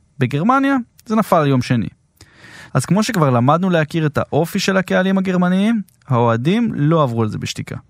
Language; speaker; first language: Hebrew; native; Hebrew